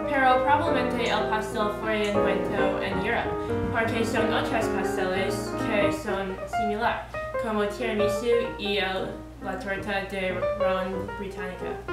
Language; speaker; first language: Spanish; non-native, learner; English